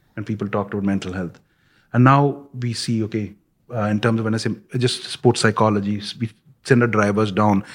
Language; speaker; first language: English; non-native, local second language; Punjabi